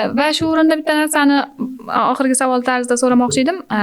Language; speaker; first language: Uzbek; native; Uzbek